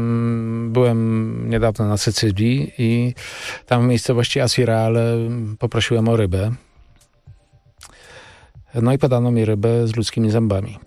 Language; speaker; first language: Polish; native; Polish